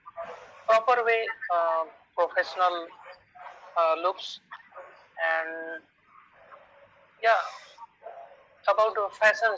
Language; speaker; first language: English; non-native, learner; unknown